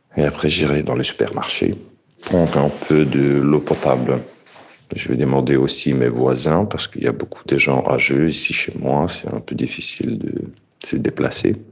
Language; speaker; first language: French; non-native, fluent; Ukrainian